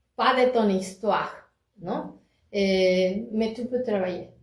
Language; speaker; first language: French; non-native, learner; Spanish